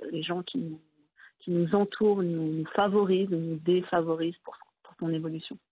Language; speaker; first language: French; early bilingual, other home language; Arabic